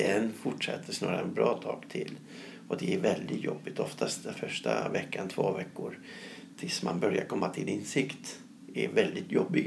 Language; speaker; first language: Swedish; non-native, fluent; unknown